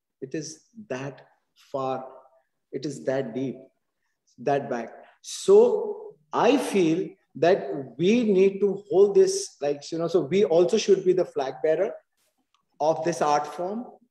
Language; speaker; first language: English; non-native, local second language; Hindi